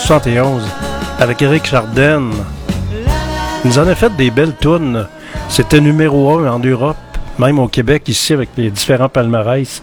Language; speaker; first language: French; native; French